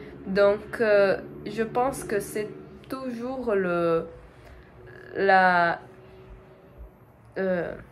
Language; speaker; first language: French; non-native, learner; Portuguese